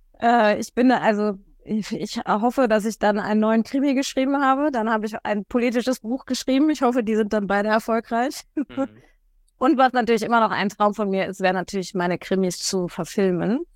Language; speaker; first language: German; native; German